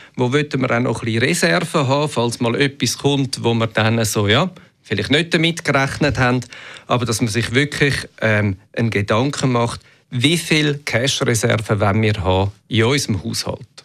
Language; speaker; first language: German; native; German